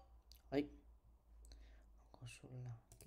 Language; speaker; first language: Finnish; non-native, learner; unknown